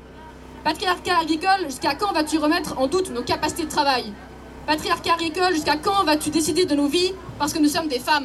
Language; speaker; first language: French; native; French